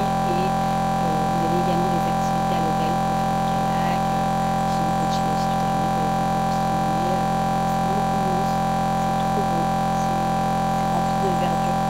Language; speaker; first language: French; native; French